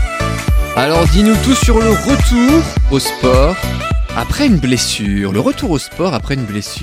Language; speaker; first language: French; native; French